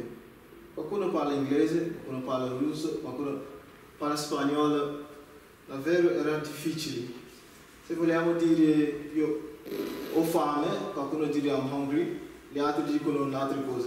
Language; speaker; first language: Italian; non-native, learner; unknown